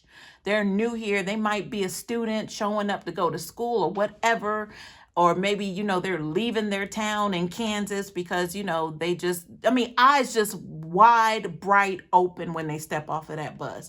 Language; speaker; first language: English; native; English